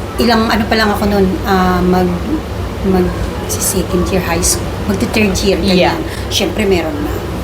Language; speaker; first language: Filipino; native; Filipino